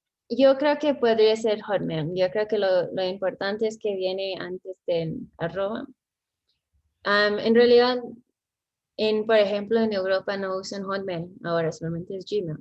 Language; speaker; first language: Spanish; non-native, fluent; English